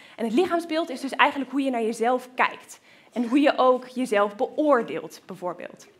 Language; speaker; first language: Dutch; native; Dutch